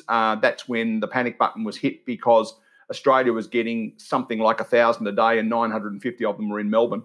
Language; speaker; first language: English; native; English